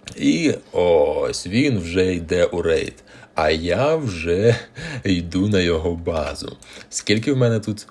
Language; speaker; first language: Ukrainian; non-native, local second language; Russian